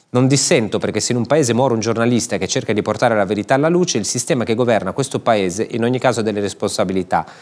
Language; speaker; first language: Italian; native; Italian